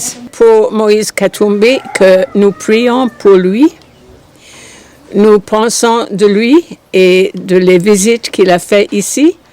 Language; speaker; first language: French; non-native, fluent; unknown